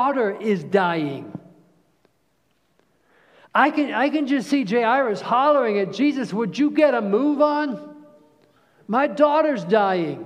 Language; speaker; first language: English; native; English